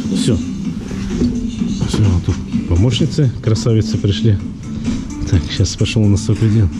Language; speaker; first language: Russian; native; Russian